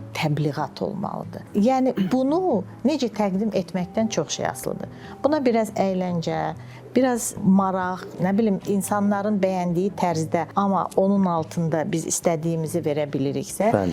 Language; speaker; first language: Azerbaijani; native; Azerbaijani